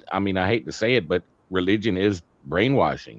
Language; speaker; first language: English; native; English